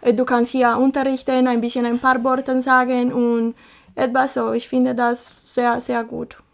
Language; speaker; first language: German; non-native, learner; Spanish